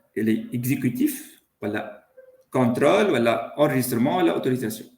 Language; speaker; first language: French; non-native, local second language; Arabic